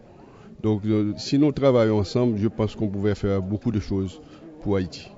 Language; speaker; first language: French; native; French